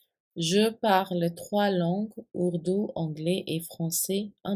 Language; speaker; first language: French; non-native, fluent; Hindi